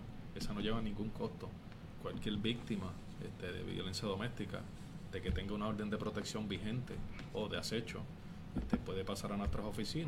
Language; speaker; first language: Spanish; native; Spanish